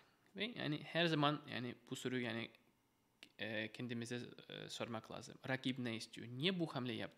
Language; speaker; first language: Turkish; non-native, fluent; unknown